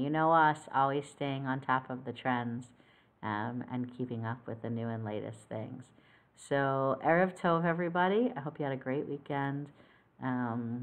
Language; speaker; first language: English; native; English